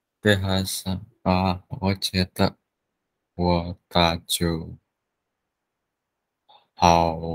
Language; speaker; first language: Chinese; non-native, learner; Vietnamese